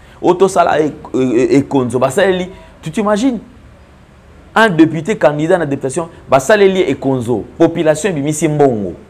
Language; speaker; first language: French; non-native, local second language; Lingala